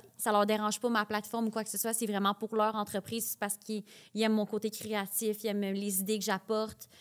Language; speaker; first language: French; native; French